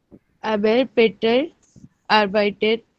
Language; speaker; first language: German; non-native, learner; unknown